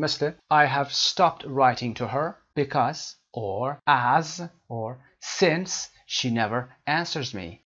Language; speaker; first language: English; non-native, fluent; Persian